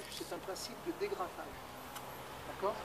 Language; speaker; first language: French; native; French